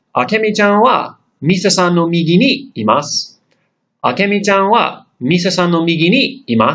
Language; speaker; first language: Japanese; non-native, fluent; English